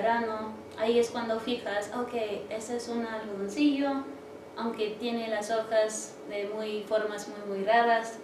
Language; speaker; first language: Spanish; early bilingual, heritage; English